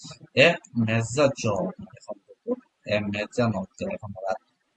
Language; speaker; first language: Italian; non-native, learner; Bangla